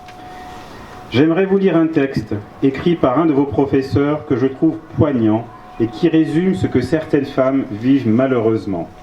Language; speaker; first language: French; native; French